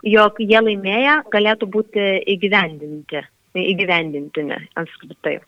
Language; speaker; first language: Lithuanian; native; Lithuanian